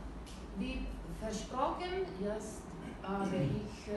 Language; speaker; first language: German; non-native, learner; Italian